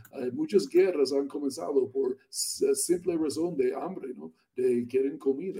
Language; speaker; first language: Spanish; non-native, learner; English